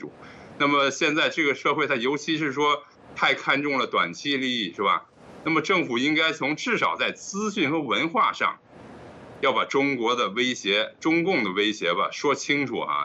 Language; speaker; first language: Chinese; native; Chinese